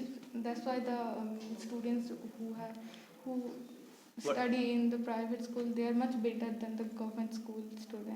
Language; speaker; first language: English; non-native, fluent; Bangla